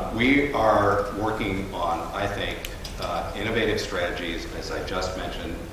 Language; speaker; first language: English; native; English